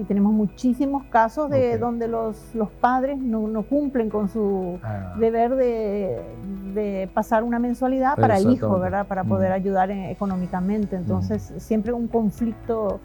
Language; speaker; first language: Spanish; native; Spanish